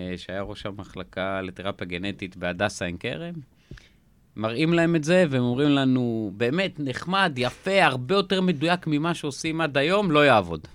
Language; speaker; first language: Hebrew; native; Hebrew